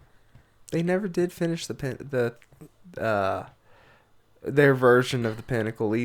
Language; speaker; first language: English; native; English